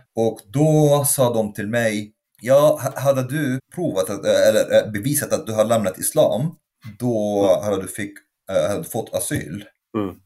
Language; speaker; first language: Swedish; non-native, fluent; Arabic